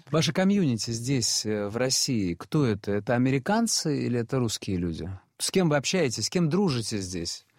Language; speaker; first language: Russian; native; Russian